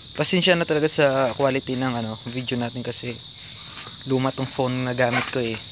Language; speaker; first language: Filipino; non-native, local second language; Cebuano